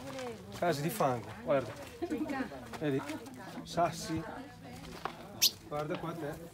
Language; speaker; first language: Italian; native; Italian